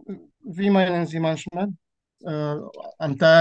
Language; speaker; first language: German; non-native, fluent; Turkish